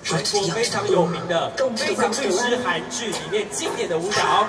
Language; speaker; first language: Chinese; native; Chinese